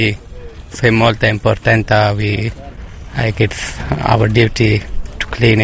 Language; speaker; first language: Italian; non-native, learner; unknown